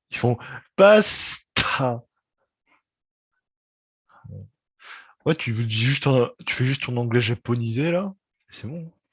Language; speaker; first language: French; native; French